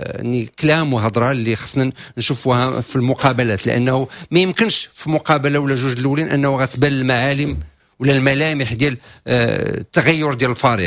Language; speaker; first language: Arabic; native; Arabic